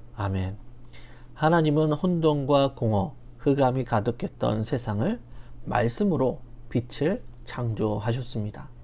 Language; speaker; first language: Korean; native; Korean